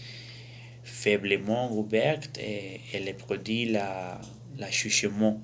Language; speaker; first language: French; non-native, learner; Spanish